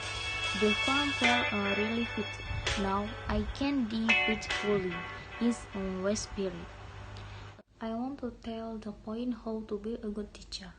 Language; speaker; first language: English; non-native, learner; Indonesian